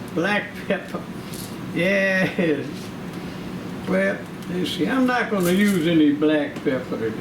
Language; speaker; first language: English; native; English